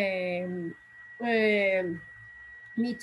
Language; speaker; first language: English; non-native, learner; Spanish